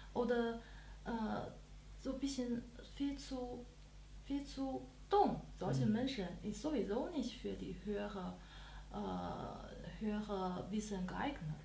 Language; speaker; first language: German; non-native, learner; Chinese